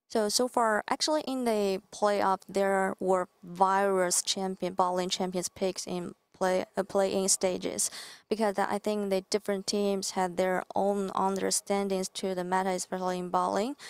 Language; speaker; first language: English; non-native, fluent; Chinese